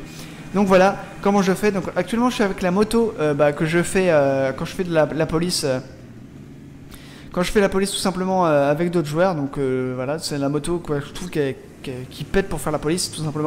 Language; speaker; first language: French; native; French